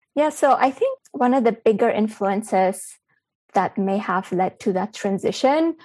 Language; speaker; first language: English; early bilingual, other home language; Bulgarian